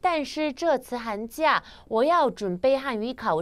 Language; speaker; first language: Chinese; non-native, fluent; Korean